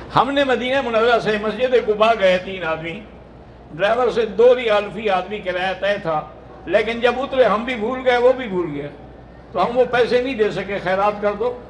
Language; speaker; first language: Urdu; native; Urdu